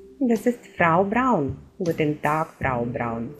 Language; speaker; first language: German; non-native, fluent; Ukrainian